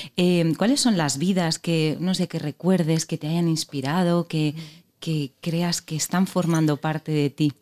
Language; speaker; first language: Spanish; native; Spanish